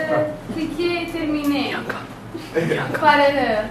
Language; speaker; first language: French; non-native, learner; Romanian